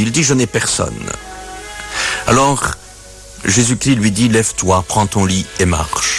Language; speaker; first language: French; native; French